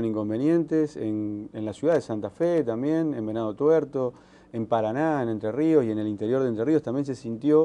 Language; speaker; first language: Spanish; native; Spanish